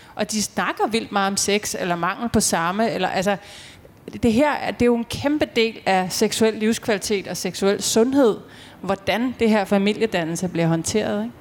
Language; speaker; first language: Danish; native; Danish